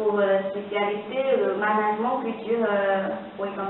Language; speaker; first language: French; non-native, learner; Chinese